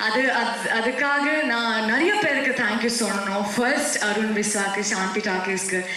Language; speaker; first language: Tamil; non-native, learner; Kannada